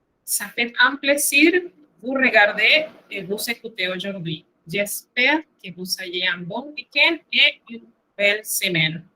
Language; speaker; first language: French; non-native, fluent; Spanish